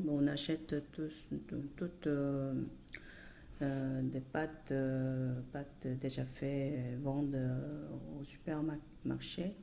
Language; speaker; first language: French; non-native, fluent; Korean